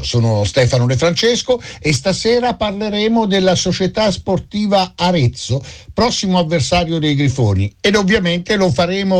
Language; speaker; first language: Italian; native; Italian